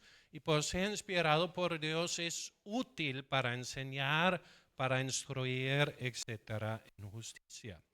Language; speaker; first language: Spanish; non-native, fluent; Danish